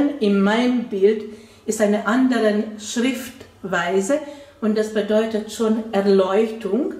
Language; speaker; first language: German; non-native, fluent; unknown